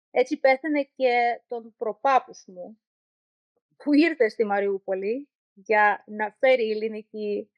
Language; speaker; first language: Greek; non-native, learner; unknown